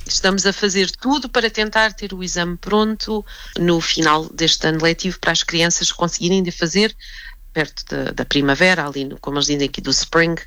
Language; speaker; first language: Portuguese; early bilingual, heritage; Portuguese